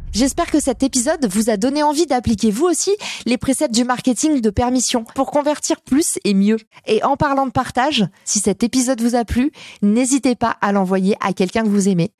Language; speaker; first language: French; native; French